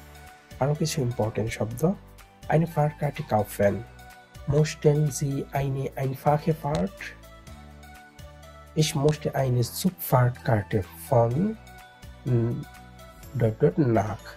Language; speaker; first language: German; non-native, fluent; Bangla